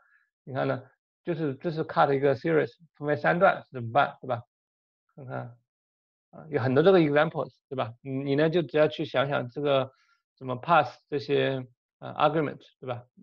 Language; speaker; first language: Chinese; native; Chinese